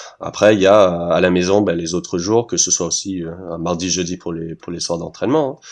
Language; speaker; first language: French; early bilingual, heritage; French